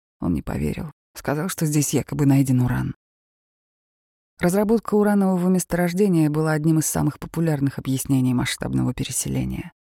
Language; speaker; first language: Russian; native; Russian